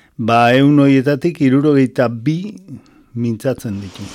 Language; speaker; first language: Basque; native; Basque